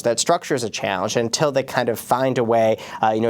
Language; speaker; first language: English; native; English